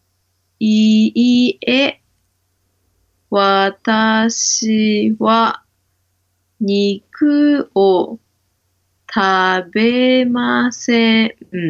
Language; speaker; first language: Japanese; non-native, learner; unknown